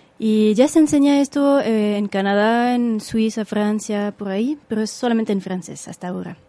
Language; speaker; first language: Spanish; non-native, fluent; French